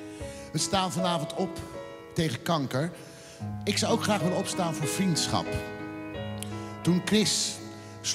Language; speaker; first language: Dutch; native; Dutch